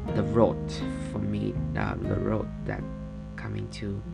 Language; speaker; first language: English; non-native, fluent; Vietnamese